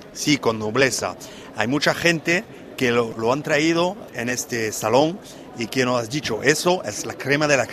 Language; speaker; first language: Spanish; non-native, fluent; French